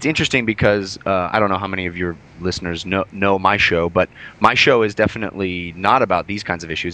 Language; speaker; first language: English; native; English